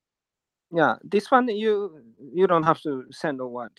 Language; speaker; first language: English; non-native, learner; Japanese